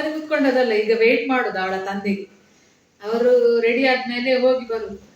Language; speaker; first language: Kannada; non-native, local second language; Konkani